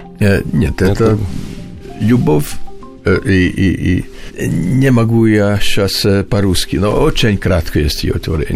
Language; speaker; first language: Russian; non-native, learner; Hungarian